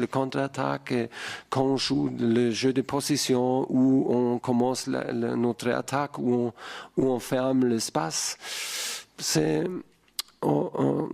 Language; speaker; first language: French; non-native, fluent; German